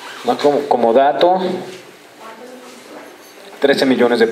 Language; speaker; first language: Spanish; native; Spanish